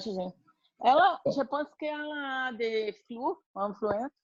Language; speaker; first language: French; non-native, learner; Portuguese